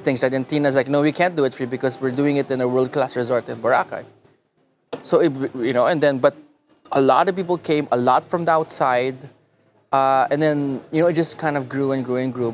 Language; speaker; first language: English; non-native, local second language; Filipino